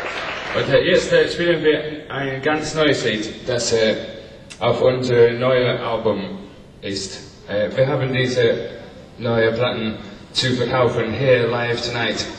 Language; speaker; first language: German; non-native, learner; English